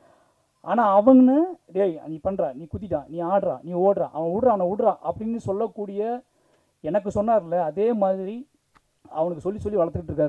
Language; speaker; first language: Tamil; native; Tamil